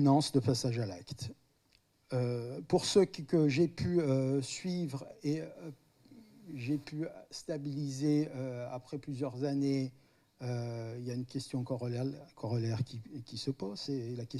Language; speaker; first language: French; native; French